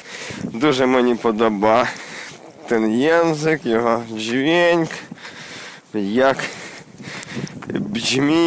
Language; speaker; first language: Polish; non-native, learner; Ukrainian